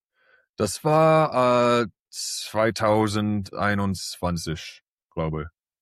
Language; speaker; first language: German; early bilingual, heritage; English